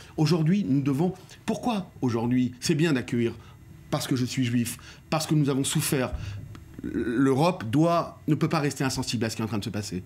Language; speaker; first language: French; native; French